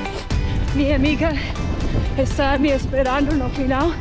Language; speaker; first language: Portuguese; non-native, fluent; English